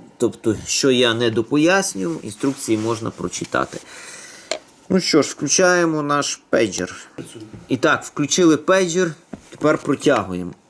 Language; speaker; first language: Ukrainian; native; Ukrainian